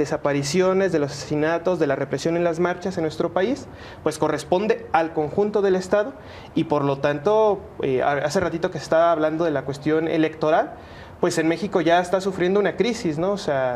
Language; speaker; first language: Spanish; native; Spanish